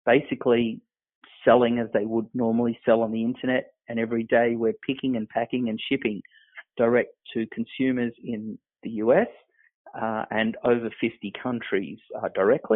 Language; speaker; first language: English; native; English